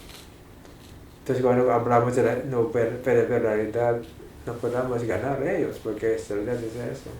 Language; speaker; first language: Spanish; non-native, fluent; English